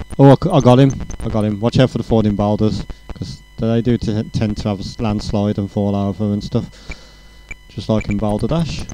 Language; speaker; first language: English; native; English